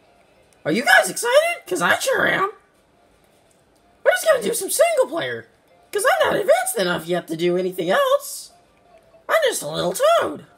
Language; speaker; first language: English; native; English